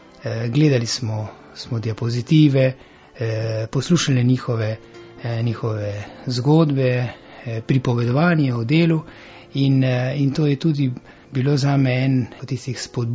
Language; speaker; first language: Slovenian; early bilingual, heritage; Slovenian